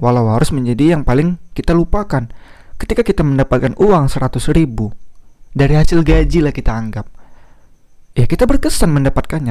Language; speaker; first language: Indonesian; native; Indonesian